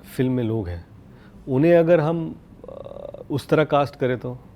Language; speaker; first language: Hindi; non-native, local second language; Marathi